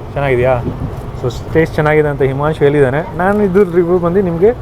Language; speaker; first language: Kannada; non-native, local second language; Hindi